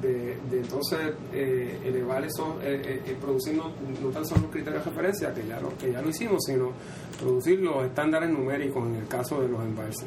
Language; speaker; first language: Spanish; native; Spanish